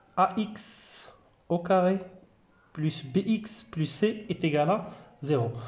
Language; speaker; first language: French; non-native, local second language; Arabic